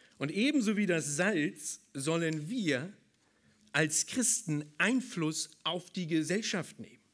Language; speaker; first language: German; native; German